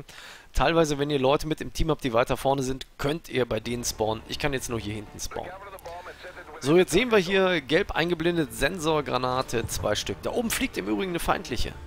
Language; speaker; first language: German; native; German